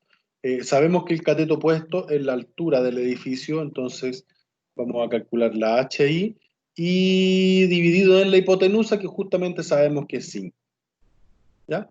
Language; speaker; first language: Spanish; native; Spanish